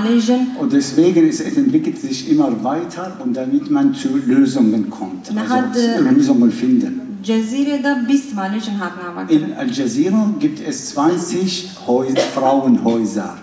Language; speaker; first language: German; non-native, fluent; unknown